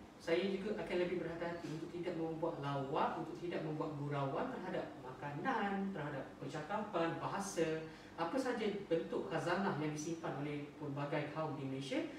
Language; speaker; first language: Malay; native; Malay